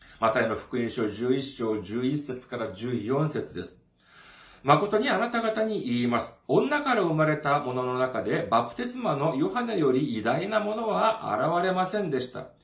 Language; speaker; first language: Japanese; non-native, fluent; Korean